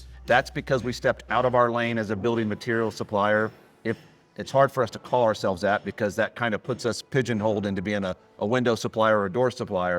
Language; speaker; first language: English; native; English